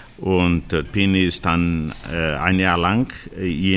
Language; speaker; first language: German; non-native, fluent; Portuguese